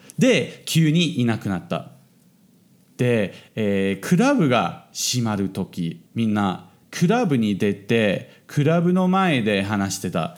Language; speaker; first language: Japanese; non-native, fluent; English